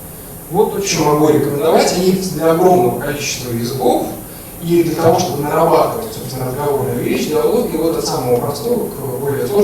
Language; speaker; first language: Russian; native; Russian